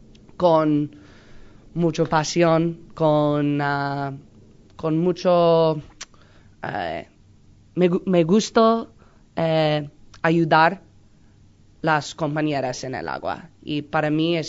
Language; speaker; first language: Spanish; non-native, learner; English